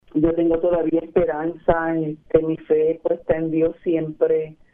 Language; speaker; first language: Spanish; native; Spanish